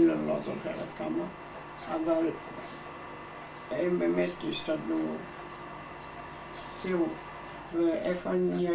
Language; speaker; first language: Hebrew; non-native, fluent; German